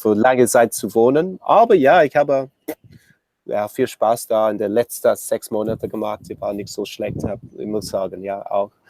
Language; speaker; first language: German; non-native, learner; English